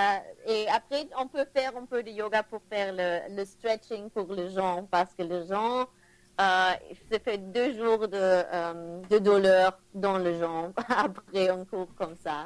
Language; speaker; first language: French; non-native, learner; German